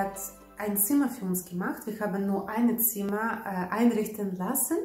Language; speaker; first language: German; non-native, fluent; Russian